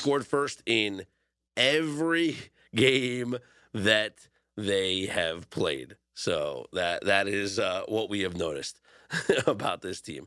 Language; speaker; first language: English; native; English